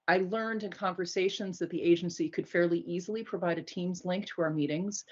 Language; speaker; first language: English; native; English